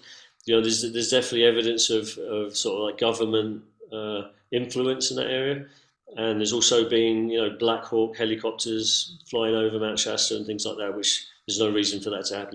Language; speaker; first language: English; native; English